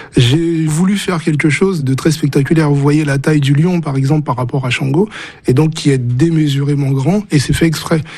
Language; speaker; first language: French; early bilingual, other home language; Haitian Creole